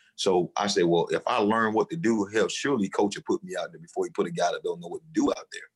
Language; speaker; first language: English; native; English